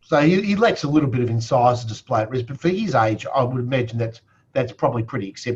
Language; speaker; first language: English; native; English